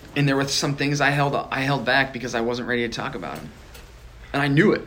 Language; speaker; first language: English; native; English